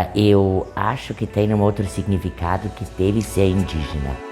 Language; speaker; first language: Portuguese; non-native, fluent; German